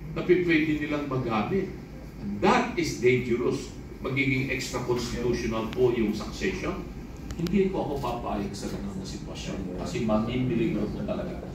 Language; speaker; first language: Filipino; non-native, local second language; Iloko